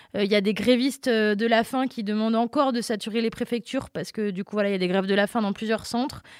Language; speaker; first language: French; native; French